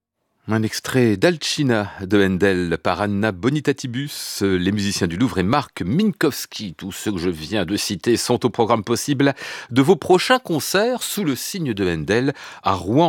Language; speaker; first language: French; native; French